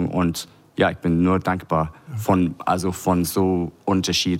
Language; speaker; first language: German; non-native, fluent; English